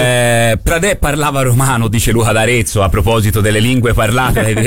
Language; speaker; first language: Italian; native; Italian